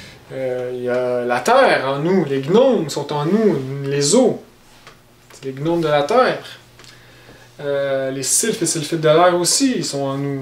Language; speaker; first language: French; native; French